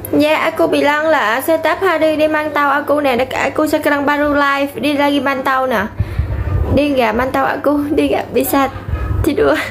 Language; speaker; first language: Indonesian; non-native, learner; Vietnamese